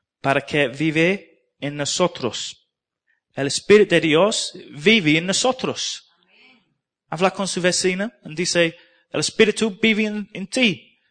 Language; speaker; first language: Spanish; non-native, learner; English